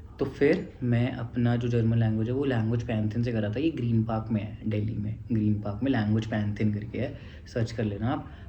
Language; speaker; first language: Hindi; native; Hindi